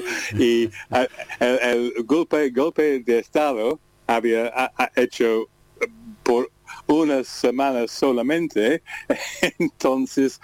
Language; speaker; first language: Spanish; non-native, learner; English